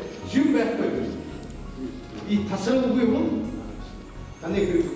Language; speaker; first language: Mongolian; non-native, learner; Buriat